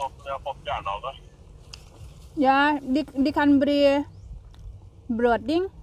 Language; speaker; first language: Norwegian; non-native, learner; Thai